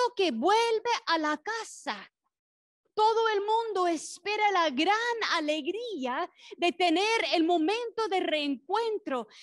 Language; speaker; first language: Spanish; non-native, fluent; English